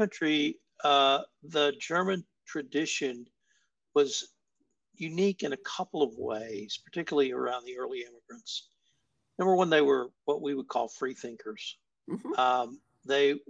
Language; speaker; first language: English; native; English